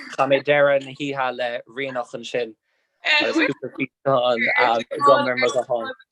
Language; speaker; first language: Irish; non-native, local second language; English